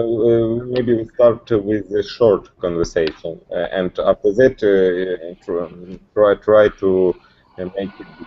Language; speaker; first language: English; non-native, learner; Russian